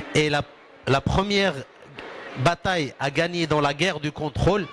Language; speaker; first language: French; non-native, local second language; Arabic